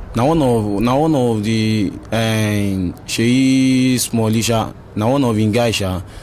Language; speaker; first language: Nigerian Pidgin; non-native, local second language; Yoruba